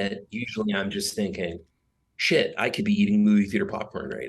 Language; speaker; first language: English; native; English